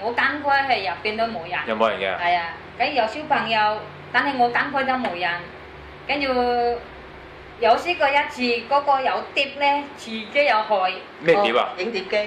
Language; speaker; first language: Chinese; non-native, learner; Indonesian